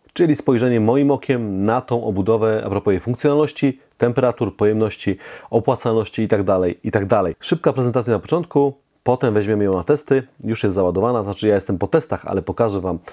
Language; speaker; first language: Polish; native; Polish